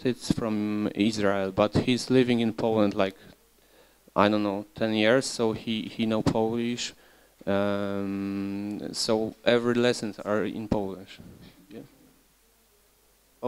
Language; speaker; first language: English; non-native, learner; Polish